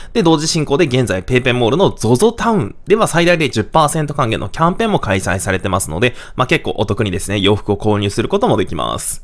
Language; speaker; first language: Japanese; native; Japanese